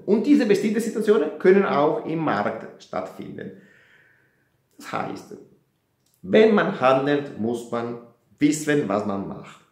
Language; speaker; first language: German; non-native, fluent; Italian